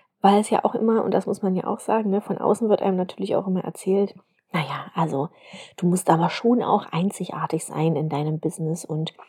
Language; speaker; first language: German; native; German